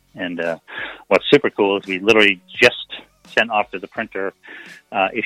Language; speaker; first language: English; native; English